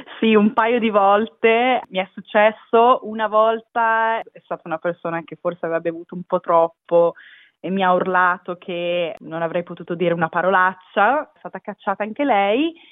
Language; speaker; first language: Italian; native; Italian